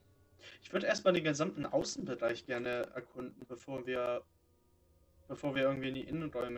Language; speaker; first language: German; native; German